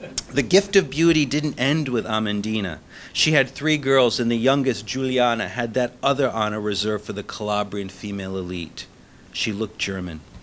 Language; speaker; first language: English; early bilingual, other home language; Italian